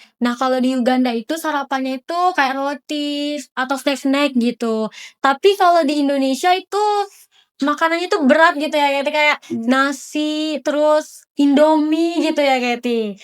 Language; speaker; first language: Indonesian; native; Indonesian